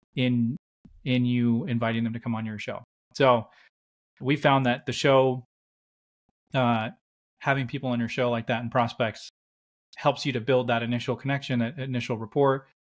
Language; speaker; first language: English; native; English